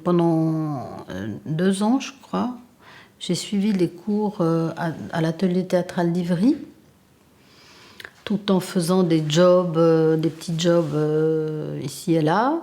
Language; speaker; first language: French; early bilingual, other home language; Italian